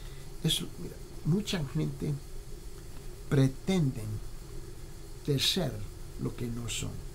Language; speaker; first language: Spanish; early bilingual, heritage; Spanish